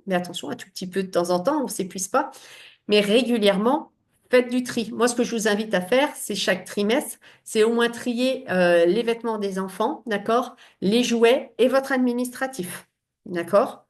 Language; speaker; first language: French; native; French